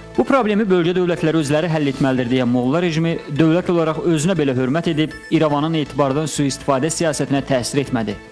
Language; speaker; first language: Azerbaijani; native; Azerbaijani